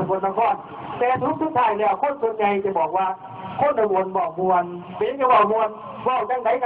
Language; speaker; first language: Thai; non-native, local second language; Lao